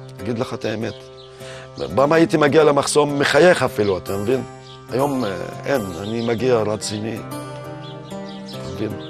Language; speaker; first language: Hebrew; non-native, fluent; Arabic